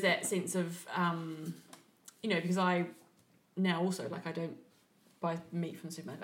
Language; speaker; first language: English; native; English